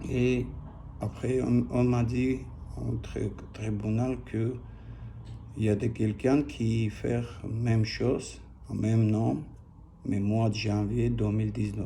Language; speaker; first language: French; non-native, learner; Armenian